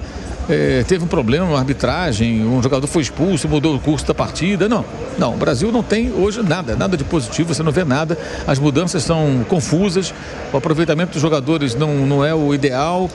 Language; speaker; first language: Portuguese; native; Portuguese